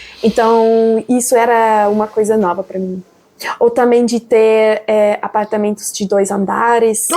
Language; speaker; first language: Portuguese; non-native, fluent; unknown